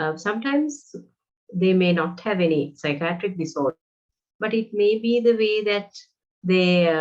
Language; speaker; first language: English; non-native, local second language; Sinhala